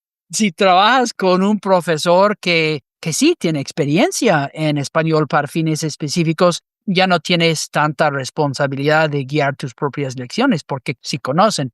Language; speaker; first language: Spanish; non-native, fluent; English